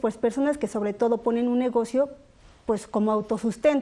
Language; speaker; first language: Spanish; native; Spanish